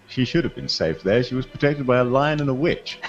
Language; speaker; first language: English; native; English